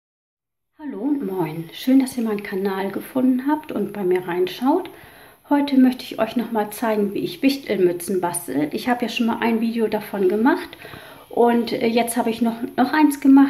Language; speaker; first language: German; native; German